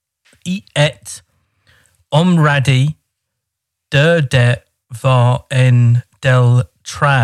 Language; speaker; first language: Norwegian; non-native, learner; English